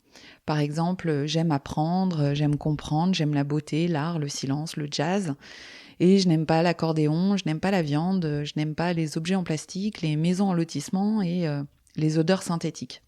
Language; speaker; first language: French; native; French